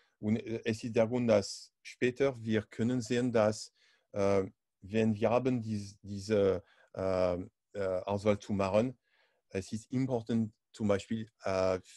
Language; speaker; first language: German; non-native, learner; French